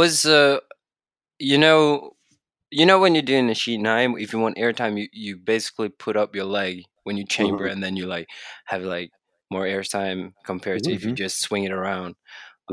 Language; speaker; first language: English; non-native, fluent; Norwegian